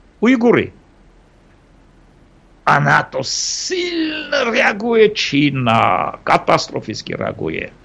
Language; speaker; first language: Ukrainian; non-native, learner; Armenian